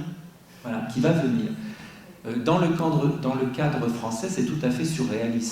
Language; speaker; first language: French; native; French